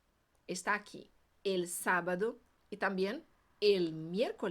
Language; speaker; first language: Spanish; non-native, fluent; Portuguese